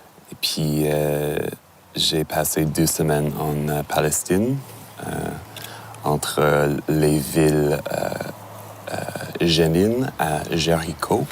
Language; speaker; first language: French; non-native, learner; English